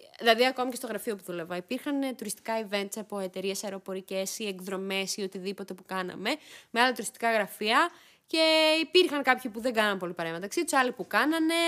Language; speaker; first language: Greek; early bilingual, other home language; Armenian